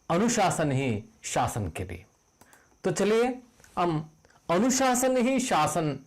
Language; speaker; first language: Hindi; non-native, local second language; Kannada